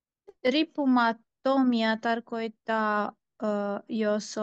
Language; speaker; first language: Finnish; non-native, learner; Turkish